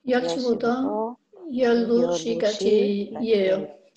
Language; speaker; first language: Korean; non-native, learner; Spanish